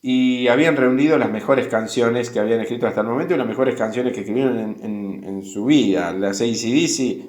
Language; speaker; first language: Spanish; native; Spanish